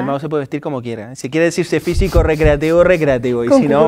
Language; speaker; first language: Spanish; native; Spanish